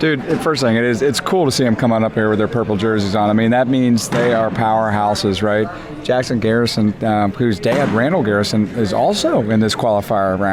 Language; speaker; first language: English; native; English